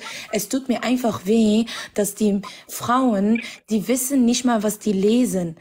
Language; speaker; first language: German; non-native, fluent; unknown